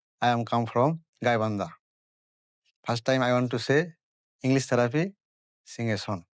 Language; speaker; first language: English; non-native, learner; Bangla